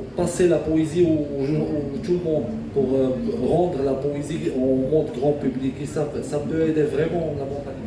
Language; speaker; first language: French; non-native, local second language; Arabic